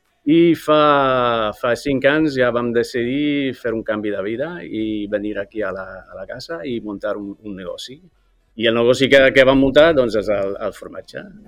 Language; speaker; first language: Catalan; non-native, fluent; English